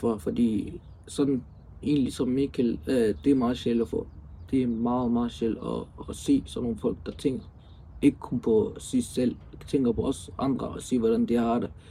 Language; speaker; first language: Danish; early bilingual, other home language; Arabic